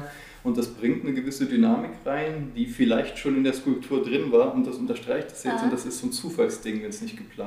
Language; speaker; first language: German; native; German